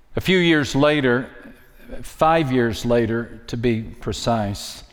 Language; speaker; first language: English; native; English